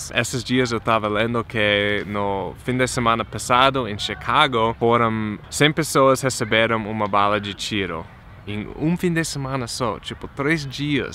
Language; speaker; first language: Portuguese; non-native, fluent; English